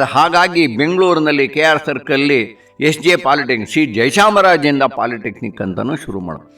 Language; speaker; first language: Kannada; non-native, local second language; Tamil